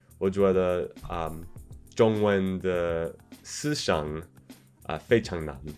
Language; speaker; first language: Chinese; non-native, learner; English